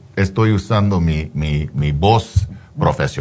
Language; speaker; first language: Spanish; early bilingual, heritage; Spanish